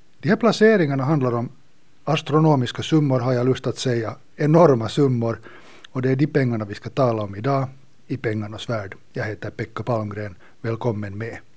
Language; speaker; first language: Swedish; native; Swedish